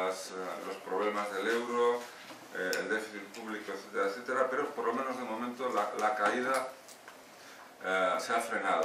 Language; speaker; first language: Spanish; native; Spanish